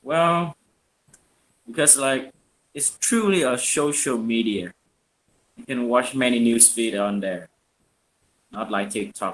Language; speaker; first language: English; non-native, learner; Vietnamese